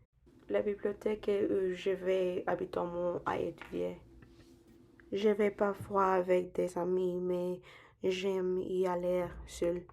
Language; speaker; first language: French; non-native, learner; English